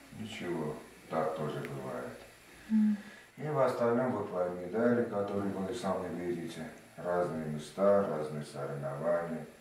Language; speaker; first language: Russian; non-native, local second language; Armenian